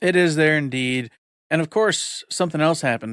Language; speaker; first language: English; native; English